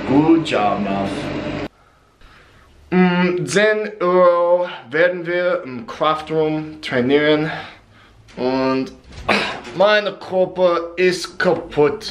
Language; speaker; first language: German; non-native, learner; English